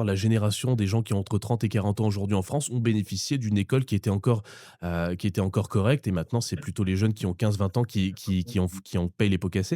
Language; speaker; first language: French; native; French